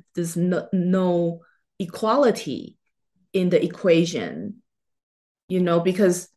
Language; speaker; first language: English; non-native, fluent; Chinese